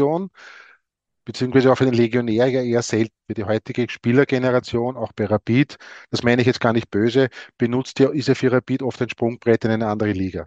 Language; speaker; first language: German; native; German